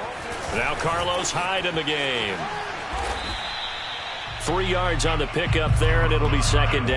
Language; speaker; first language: English; native; English